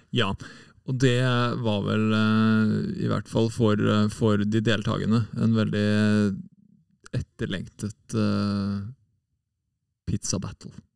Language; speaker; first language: Norwegian; native; Norwegian